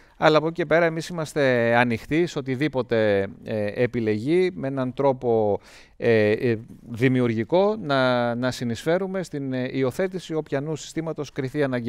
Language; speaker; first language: Greek; native; Greek